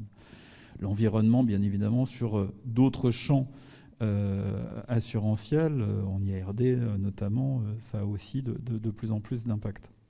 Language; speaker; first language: French; native; French